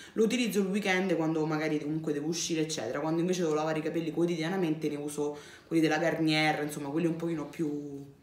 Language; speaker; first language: Italian; native; Italian